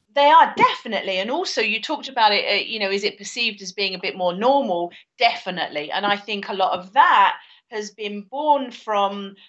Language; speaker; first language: English; native; English